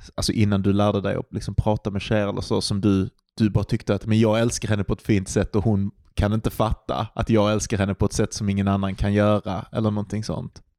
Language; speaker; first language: Swedish; native; Swedish